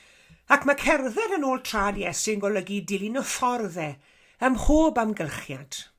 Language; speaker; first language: Welsh; native; Welsh